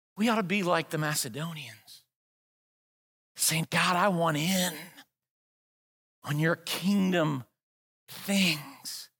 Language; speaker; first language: English; native; English